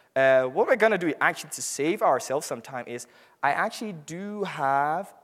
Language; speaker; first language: English; non-native, local second language; Hausa